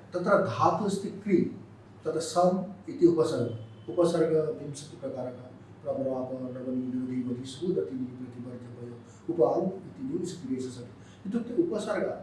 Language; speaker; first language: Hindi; non-native, local second language; Bangla